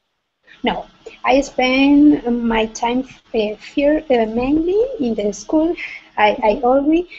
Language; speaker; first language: English; non-native, learner; Spanish